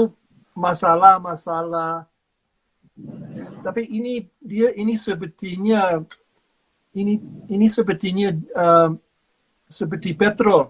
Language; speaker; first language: Indonesian; non-native, fluent; English